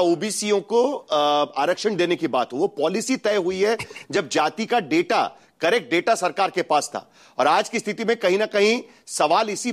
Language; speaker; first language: Hindi; non-native, local second language; Marathi